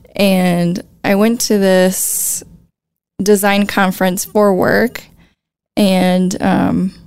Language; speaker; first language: English; native; English